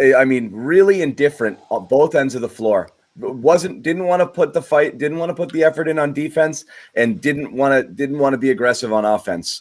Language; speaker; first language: English; native; English